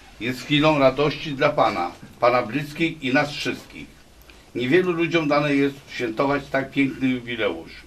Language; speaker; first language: Polish; native; Polish